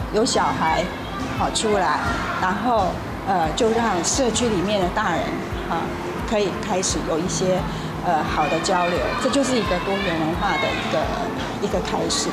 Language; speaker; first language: Chinese; native; Chinese